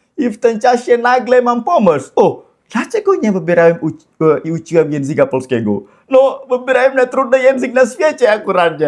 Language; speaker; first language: Polish; non-native, learner; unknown